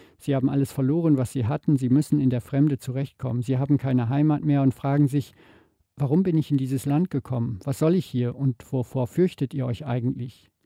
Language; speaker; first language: German; native; German